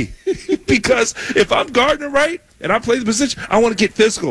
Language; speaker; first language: English; native; English